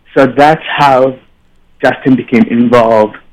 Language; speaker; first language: English; non-native, fluent; Arabic